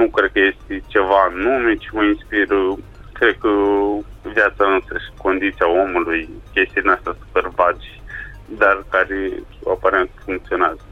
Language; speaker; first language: Romanian; native; Romanian